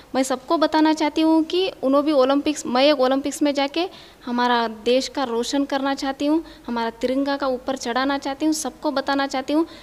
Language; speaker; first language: Hindi; non-native, local second language; Kannada